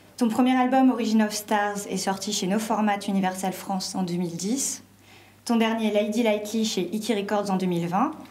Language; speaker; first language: French; native; French